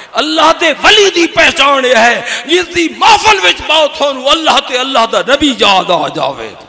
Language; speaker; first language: Urdu; non-native, local second language; Punjabi